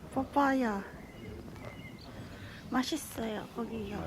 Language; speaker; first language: Korean; non-native, learner; Filipino